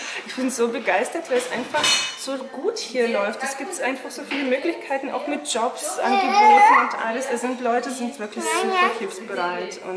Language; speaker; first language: German; non-native, fluent; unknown